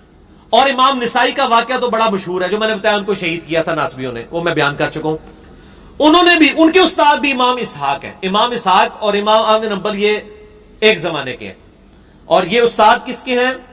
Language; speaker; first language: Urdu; non-native, local second language; Punjabi